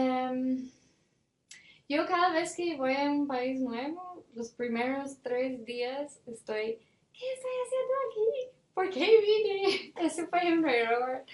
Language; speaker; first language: Spanish; non-native, fluent; English